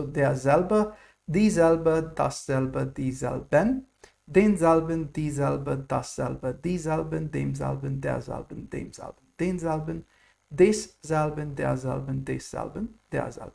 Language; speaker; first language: German; non-native, fluent; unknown